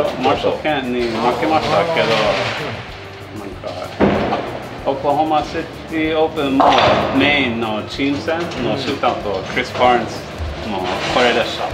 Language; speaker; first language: Japanese; non-native, fluent; English